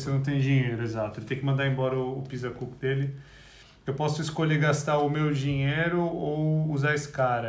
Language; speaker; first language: Portuguese; native; Portuguese